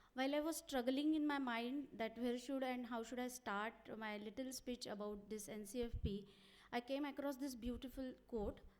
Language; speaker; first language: English; non-native, local second language; Marathi